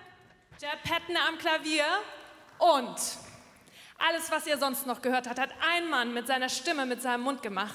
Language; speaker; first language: German; native; German